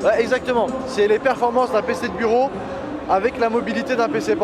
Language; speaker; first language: French; native; French